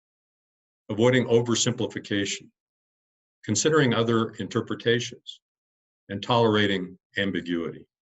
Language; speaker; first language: English; native; English